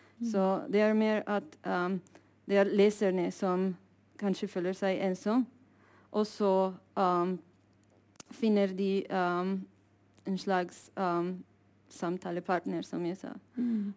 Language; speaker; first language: Norwegian; non-native, fluent; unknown